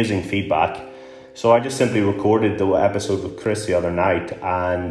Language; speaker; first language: English; native; English